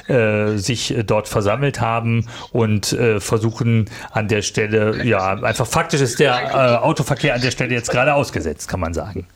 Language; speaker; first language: German; native; German